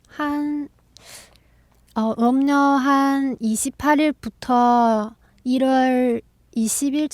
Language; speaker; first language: Korean; non-native, fluent; Chinese